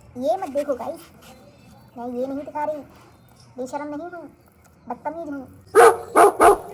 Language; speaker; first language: Hindi; native; Hindi